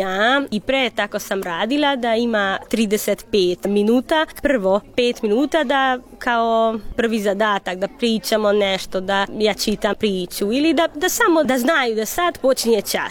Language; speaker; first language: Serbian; non-native, local second language; Hungarian